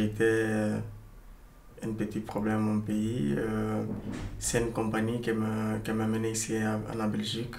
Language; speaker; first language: French; non-native, learner; Portuguese